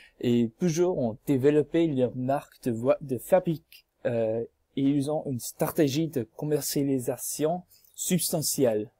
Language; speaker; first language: French; non-native, learner; English